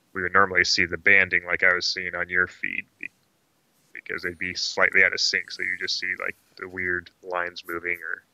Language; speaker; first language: English; native; English